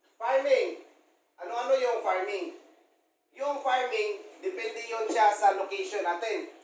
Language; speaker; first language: Filipino; non-native, local second language; Cebuano